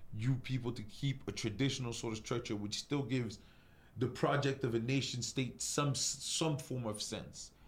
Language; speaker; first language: English; non-native, local second language; French